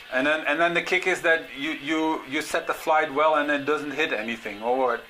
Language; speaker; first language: English; non-native, fluent; Dutch